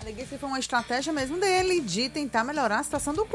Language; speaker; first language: Portuguese; native; Portuguese